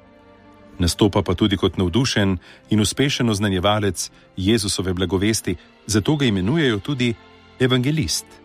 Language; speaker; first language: Slovenian; native; Slovenian